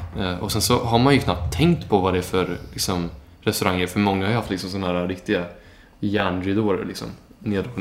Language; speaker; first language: Swedish; native; Swedish